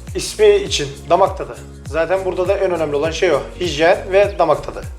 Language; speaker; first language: Turkish; native; Turkish